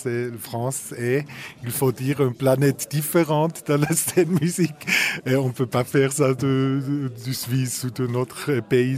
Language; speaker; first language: French; non-native, fluent; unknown